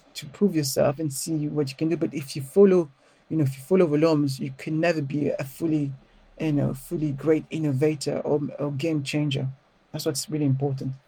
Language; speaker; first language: English; non-native, fluent; French